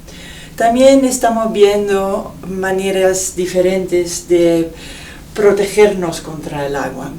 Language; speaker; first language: Spanish; non-native, fluent; Dutch